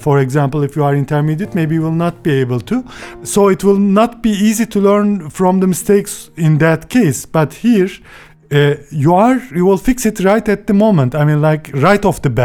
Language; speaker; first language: English; non-native, fluent; Turkish